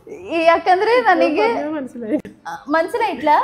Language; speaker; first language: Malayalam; non-native, learner; Kannada